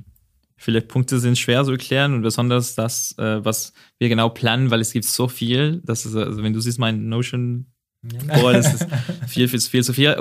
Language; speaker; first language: German; non-native, fluent; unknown